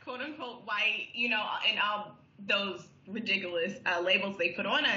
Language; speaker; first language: English; native; English